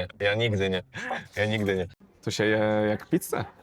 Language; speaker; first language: Polish; native; Polish